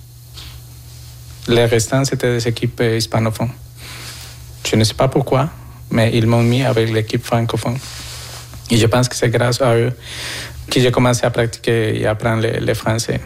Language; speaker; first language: French; non-native, learner; Spanish